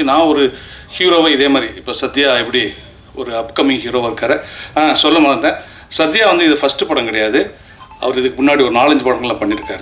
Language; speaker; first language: Tamil; native; Tamil